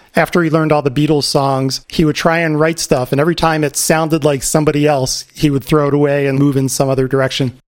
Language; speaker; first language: English; native; English